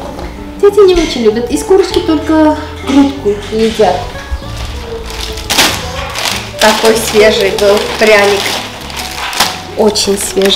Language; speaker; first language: Russian; non-native, fluent; Armenian